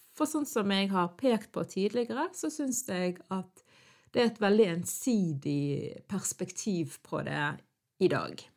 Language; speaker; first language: Norwegian; early bilingual, other home language; Arabic